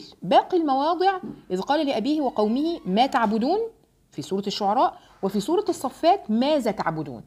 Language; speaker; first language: Arabic; native; Arabic